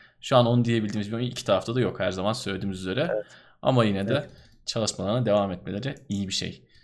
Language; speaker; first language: Turkish; native; Turkish